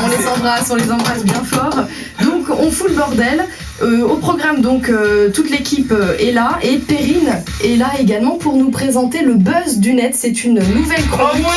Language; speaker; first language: French; native; French